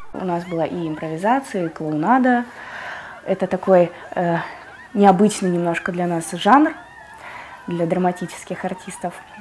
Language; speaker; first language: Russian; native; Russian